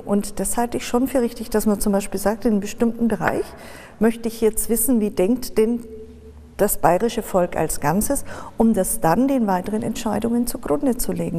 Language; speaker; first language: German; native; German